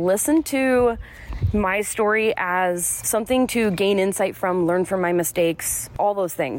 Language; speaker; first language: English; native; English